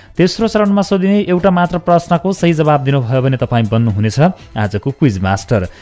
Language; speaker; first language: Nepali; native; Nepali